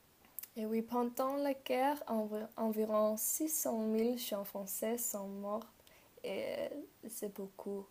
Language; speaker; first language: French; non-native, learner; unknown